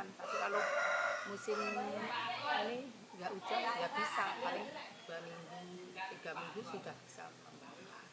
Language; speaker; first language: Indonesian; non-native, local second language; Javanese